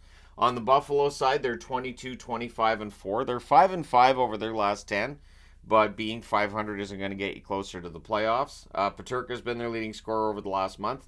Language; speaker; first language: English; native; English